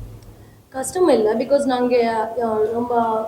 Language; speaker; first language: Tamil; non-native, learner; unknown